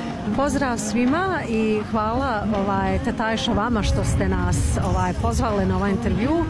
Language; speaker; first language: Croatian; early bilingual, other home language; Bosnian